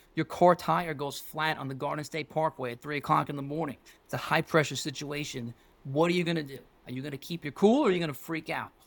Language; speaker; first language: English; native; English